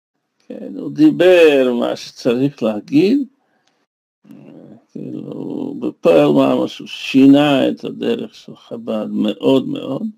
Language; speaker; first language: Hebrew; non-native, fluent; Russian